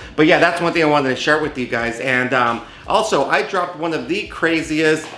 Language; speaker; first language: English; early bilingual, other home language; Spanish